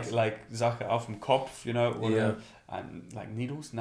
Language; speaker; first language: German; non-native, learner; English